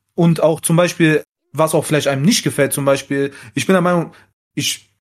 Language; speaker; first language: German; early bilingual, other home language; Arabic